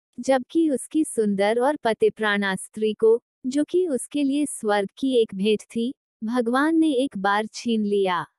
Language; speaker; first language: Hindi; non-native, local second language; Marathi